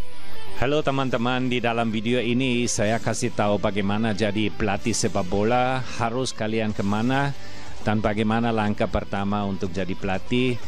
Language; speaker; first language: Indonesian; non-native, fluent; German